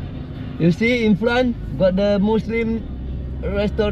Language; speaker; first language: English; non-native, local second language; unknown